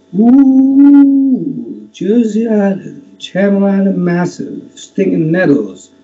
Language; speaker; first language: English; native; English